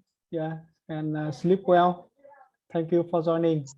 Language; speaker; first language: English; non-native, learner; Vietnamese